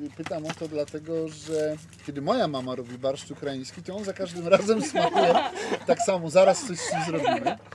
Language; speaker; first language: Polish; native; Polish